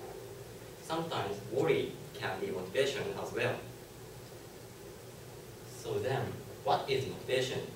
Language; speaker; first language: English; non-native, learner; Japanese